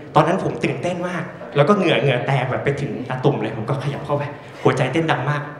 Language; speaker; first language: Thai; native; Thai